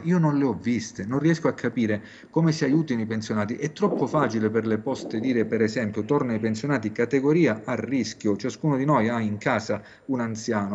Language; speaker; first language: Italian; native; Italian